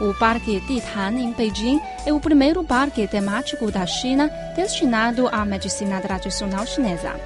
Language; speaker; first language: Portuguese; non-native, fluent; Chinese